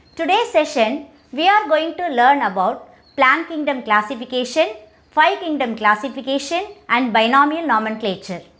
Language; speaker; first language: English; non-native, local second language; Tamil